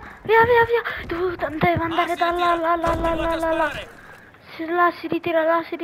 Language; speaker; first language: Italian; native; Italian